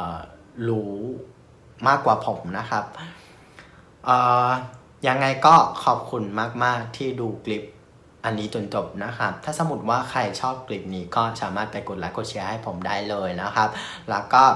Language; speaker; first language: Thai; non-native, fluent; Vietnamese